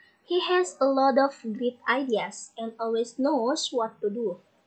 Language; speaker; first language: English; non-native, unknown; Indonesian